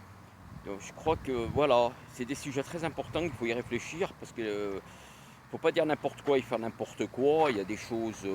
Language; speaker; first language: French; native; French